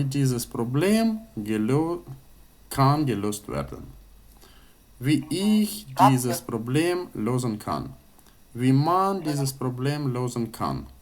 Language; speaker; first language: German; non-native, fluent; Ukrainian